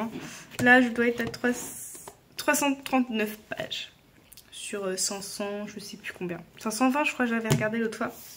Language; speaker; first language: French; native; French